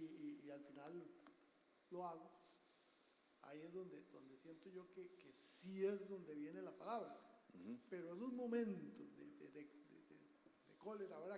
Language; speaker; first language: Spanish; native; Spanish